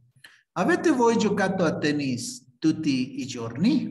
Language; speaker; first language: Italian; non-native, fluent; Spanish